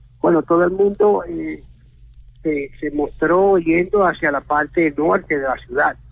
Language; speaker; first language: Spanish; early bilingual, heritage; Spanish